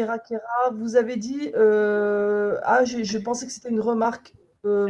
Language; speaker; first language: French; native; French